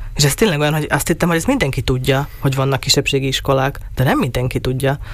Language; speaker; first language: Hungarian; non-native, local second language; Slovak